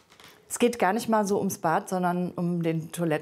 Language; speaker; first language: German; native; German